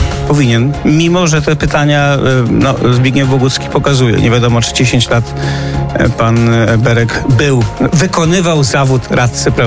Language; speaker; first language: Polish; native; Polish